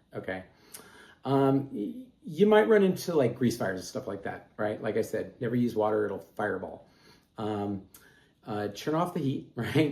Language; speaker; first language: English; native; English